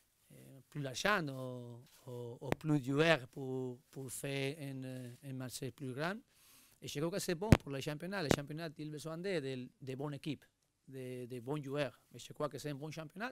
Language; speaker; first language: French; non-native, learner; Spanish